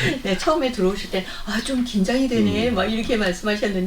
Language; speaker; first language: Korean; native; Korean